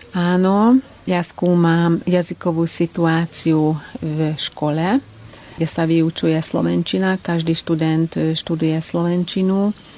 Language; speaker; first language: Slovak; early bilingual, heritage; Slovak